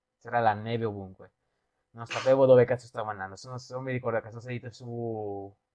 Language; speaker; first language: Italian; non-native, fluent; Spanish